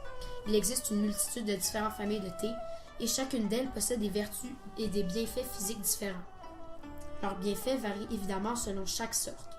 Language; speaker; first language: French; native; French